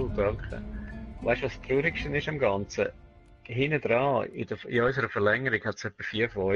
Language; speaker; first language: German; native; German